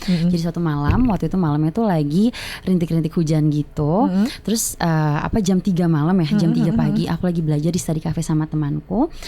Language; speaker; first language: Indonesian; native; Indonesian